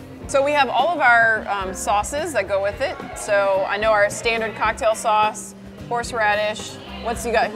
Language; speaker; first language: English; native; English